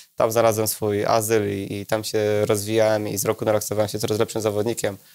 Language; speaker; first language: Polish; native; Polish